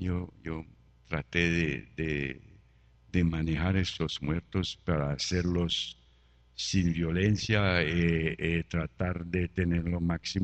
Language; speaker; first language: Spanish; non-native, fluent; French